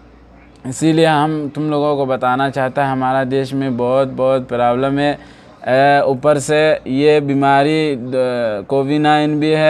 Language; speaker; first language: Hindi; non-native, fluent; Oromo